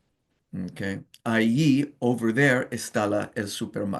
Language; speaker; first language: Spanish; non-native, fluent; English